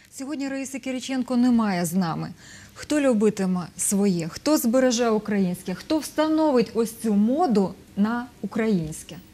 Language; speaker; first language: Ukrainian; native; Ukrainian